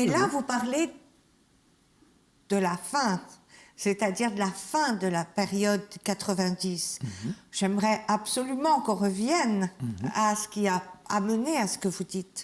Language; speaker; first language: French; native; French